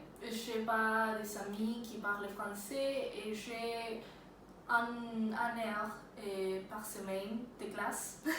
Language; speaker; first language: French; non-native, learner; Spanish